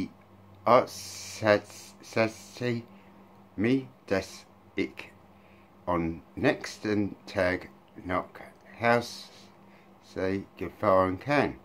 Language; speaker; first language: German; non-native, learner; English